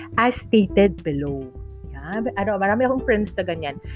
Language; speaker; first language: Filipino; non-native, local second language; Iloko